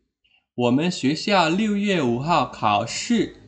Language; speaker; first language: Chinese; non-native, fluent; Indonesian